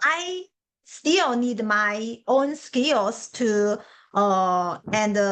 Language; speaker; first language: English; non-native, learner; Chinese